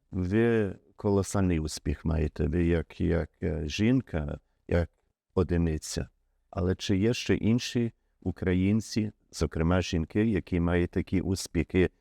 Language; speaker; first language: Ukrainian; early bilingual, heritage; Ukrainian